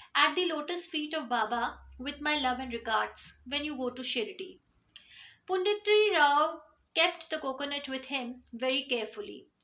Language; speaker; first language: English; non-native, local second language; Hindi